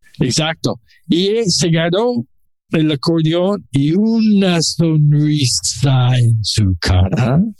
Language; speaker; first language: Spanish; non-native, learner; English